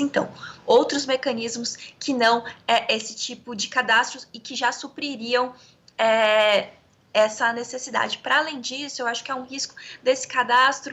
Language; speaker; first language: Portuguese; native; Portuguese